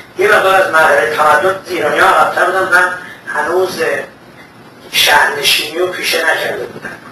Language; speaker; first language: Persian; native; Persian